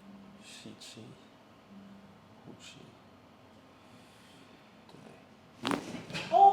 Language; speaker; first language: Chinese; non-native, fluent; English